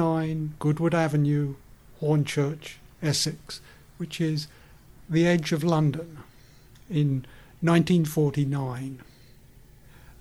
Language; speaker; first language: English; native; English